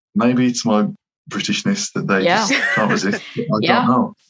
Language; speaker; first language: English; native; English